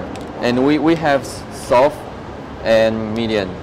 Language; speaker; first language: English; non-native, learner; Chinese